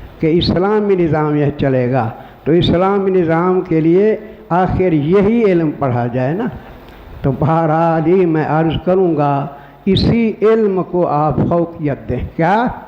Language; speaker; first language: Urdu; non-native, local second language; Saraiki